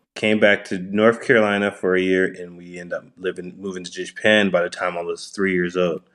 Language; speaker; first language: English; early bilingual, other home language; Japanese